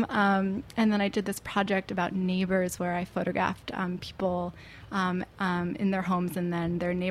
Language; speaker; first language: English; native; English